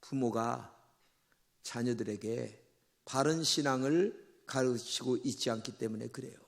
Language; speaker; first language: Korean; native; Korean